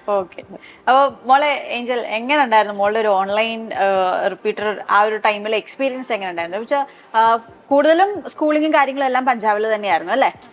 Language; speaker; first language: Malayalam; native; Malayalam